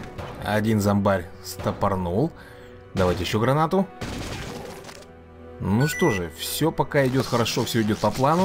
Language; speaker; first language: Russian; native; Russian